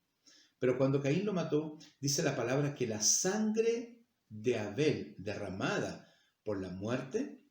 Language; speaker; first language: Spanish; native; Spanish